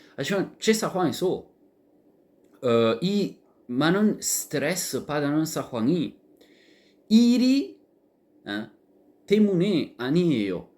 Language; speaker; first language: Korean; non-native, learner; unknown